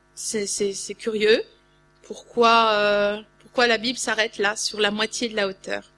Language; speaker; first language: French; native; French